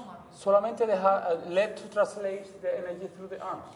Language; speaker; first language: English; non-native, learner; Spanish